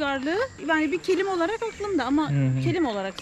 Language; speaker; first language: Turkish; native; Turkish